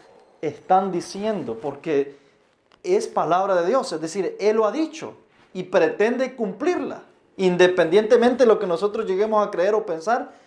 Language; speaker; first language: Spanish; native; Spanish